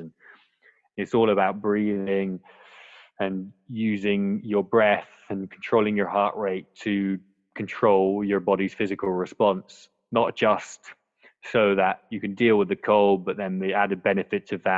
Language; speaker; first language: English; native; English